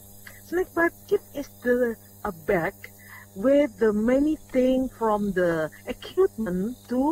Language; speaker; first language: English; non-native, learner; Indonesian